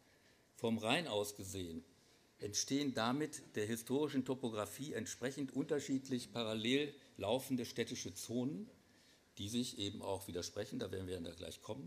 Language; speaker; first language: German; native; German